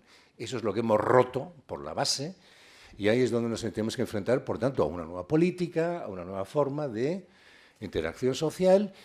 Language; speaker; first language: Spanish; native; Spanish